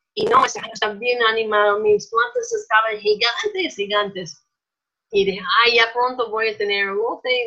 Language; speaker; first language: Spanish; non-native, fluent; English